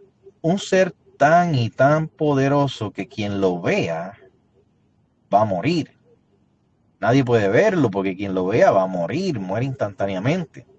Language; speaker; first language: Spanish; native; Spanish